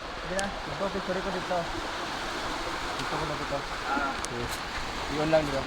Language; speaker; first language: Filipino; non-native, local second language; Cebuano